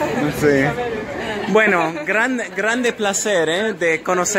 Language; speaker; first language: Spanish; non-native, learner; English